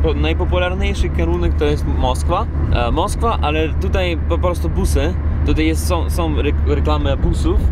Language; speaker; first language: Polish; non-native, fluent; Russian